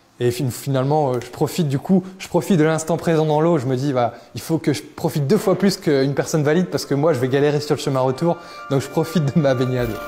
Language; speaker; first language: French; native; French